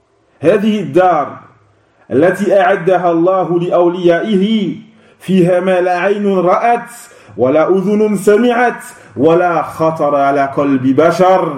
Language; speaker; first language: Arabic; non-native, fluent; French